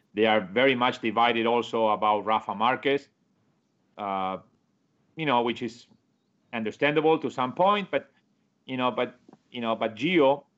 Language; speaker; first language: English; non-native, fluent; Spanish